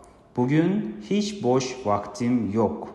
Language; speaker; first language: Turkish; non-native, fluent; Kazakh